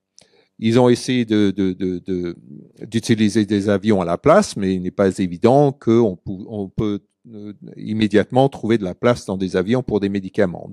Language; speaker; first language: French; early bilingual, other home language; English